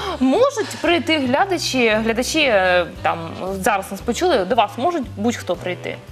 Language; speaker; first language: Ukrainian; native; Ukrainian